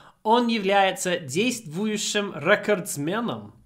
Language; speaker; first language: Russian; non-native, fluent; English